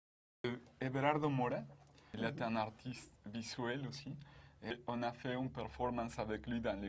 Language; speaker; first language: French; non-native, fluent; Spanish